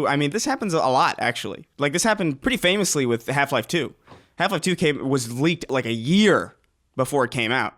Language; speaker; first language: English; native; English